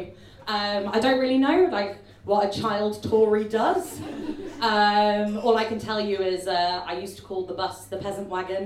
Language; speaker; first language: English; native; English